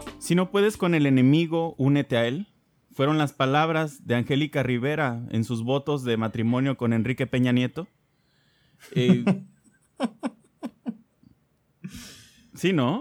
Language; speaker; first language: Spanish; native; Spanish